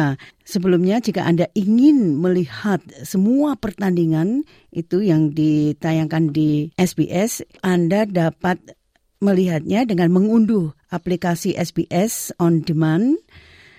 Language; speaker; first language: Indonesian; native; Indonesian